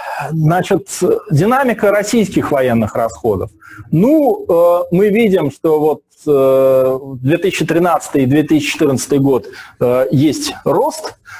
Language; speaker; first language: Russian; native; Russian